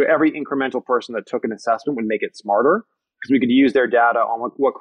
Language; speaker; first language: English; native; English